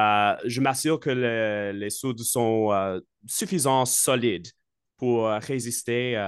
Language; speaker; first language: French; non-native, local second language; English